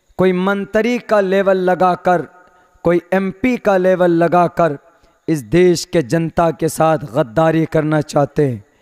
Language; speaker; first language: Hindi; native; Hindi